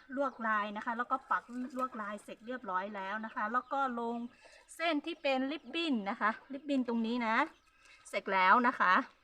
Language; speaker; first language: Thai; non-native, local second language; Hmong